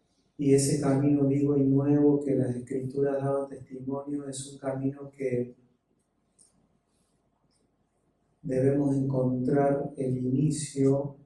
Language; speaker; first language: Spanish; native; Spanish